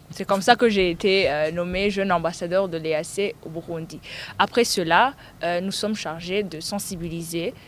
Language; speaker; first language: French; non-native, local second language; Rundi